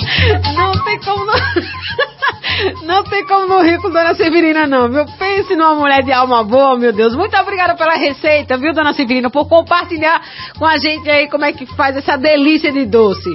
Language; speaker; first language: Portuguese; native; Portuguese